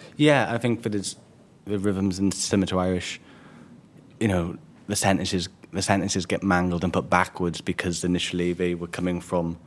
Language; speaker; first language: English; native; English